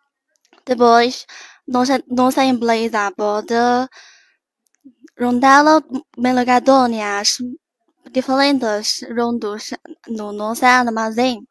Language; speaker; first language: Portuguese; non-native, learner; Chinese